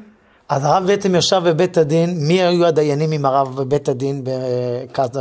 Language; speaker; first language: Hebrew; native; Hebrew